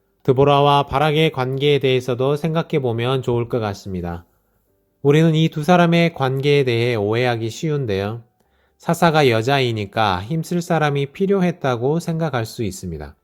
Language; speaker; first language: Korean; native; Korean